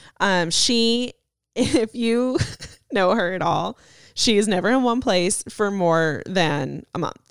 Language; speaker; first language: English; native; English